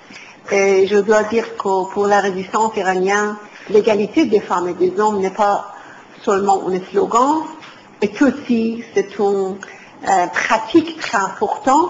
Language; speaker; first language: French; non-native, fluent; Persian